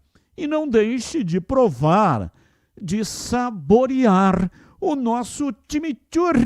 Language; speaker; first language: Portuguese; native; Portuguese